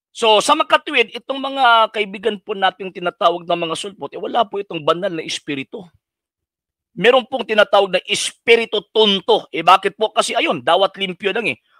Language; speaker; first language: Filipino; non-native, local second language; Cebuano